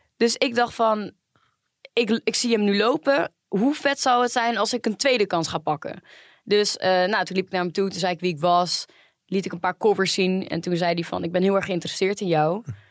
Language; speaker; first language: Dutch; early bilingual, other home language; Greek